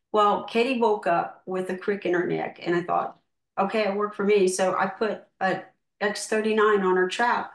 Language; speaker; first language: English; native; English